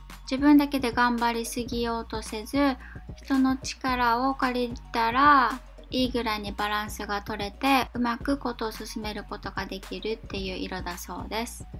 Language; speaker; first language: Japanese; native; Japanese